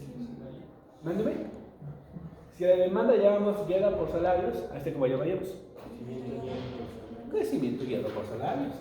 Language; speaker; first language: Spanish; native; Spanish